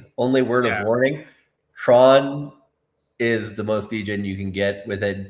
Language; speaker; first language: English; native; English